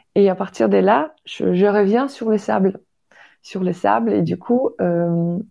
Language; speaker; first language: French; non-native, fluent; Polish